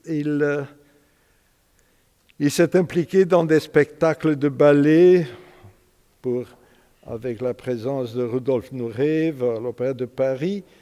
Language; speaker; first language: French; non-native, fluent; Romanian